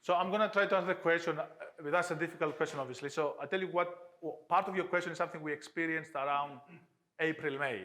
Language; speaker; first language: English; non-native, fluent; Greek